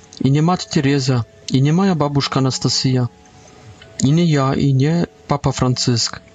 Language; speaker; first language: Polish; non-native, learner; Russian